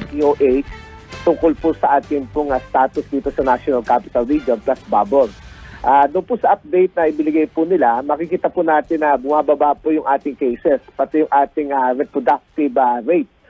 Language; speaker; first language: Filipino; native; Filipino